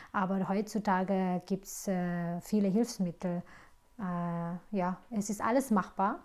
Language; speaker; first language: German; non-native, fluent; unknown